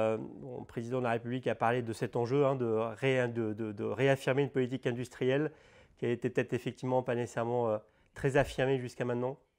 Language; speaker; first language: French; native; French